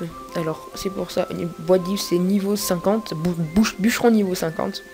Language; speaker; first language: French; native; French